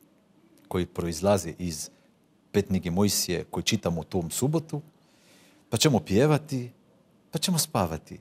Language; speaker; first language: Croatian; non-native, fluent; Hebrew